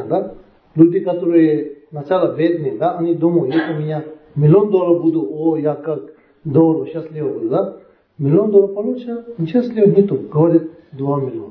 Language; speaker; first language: Russian; non-native, learner; Tibetan